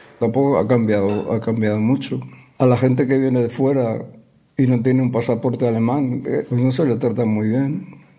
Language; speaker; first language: Spanish; native; Spanish